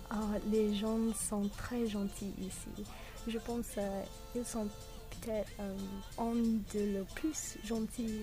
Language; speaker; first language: French; non-native, learner; English